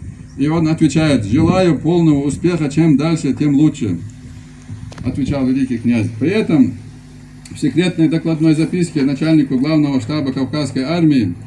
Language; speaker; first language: Russian; non-native, local second language; Ingush